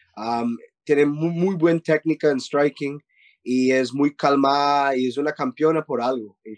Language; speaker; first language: Spanish; early bilingual, heritage; Spanish